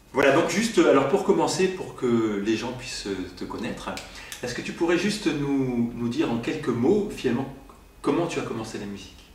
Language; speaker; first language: French; native; French